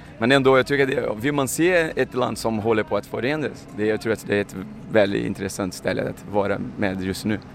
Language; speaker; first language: Swedish; non-native, fluent; Portuguese